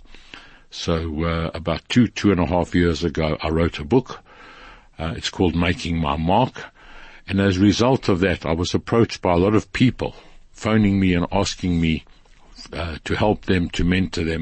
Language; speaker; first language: English; native; English